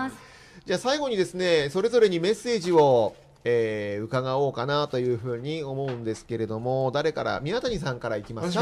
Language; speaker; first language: Japanese; native; Japanese